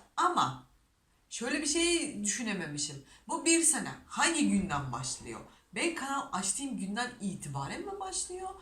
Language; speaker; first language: Turkish; non-native, fluent; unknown